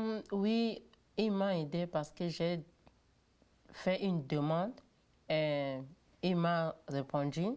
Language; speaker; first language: French; non-native, learner; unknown